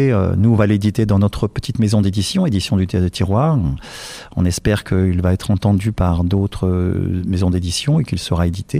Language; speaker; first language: French; native; French